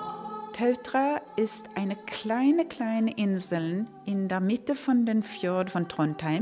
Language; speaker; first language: German; non-native, fluent; Norwegian